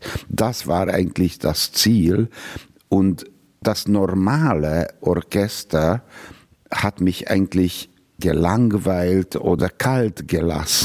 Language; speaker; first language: German; non-native, fluent; Hungarian